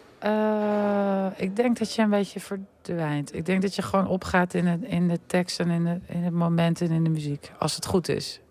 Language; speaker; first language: Dutch; native; Dutch